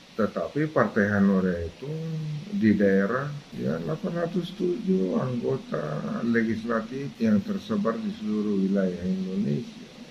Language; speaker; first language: Indonesian; non-native, local second language; Batak Toba